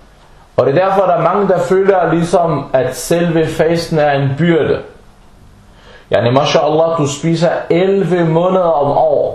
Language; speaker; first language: Danish; non-native, fluent; Arabic